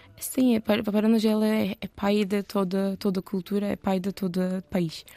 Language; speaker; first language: Portuguese; non-native, learner; Turkish